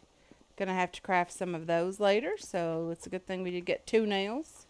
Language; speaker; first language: English; native; English